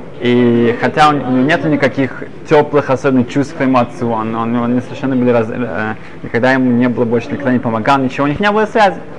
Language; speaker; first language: Russian; early bilingual, other home language; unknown